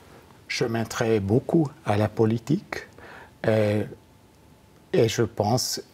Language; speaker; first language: French; non-native, fluent; German